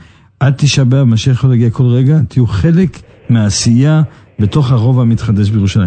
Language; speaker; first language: Hebrew; native; Hebrew